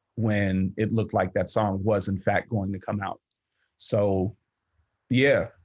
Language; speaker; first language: English; native; English